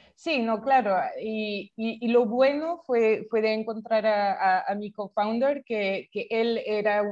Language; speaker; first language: Spanish; non-native, fluent; French